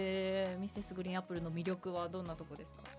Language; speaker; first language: Japanese; native; Japanese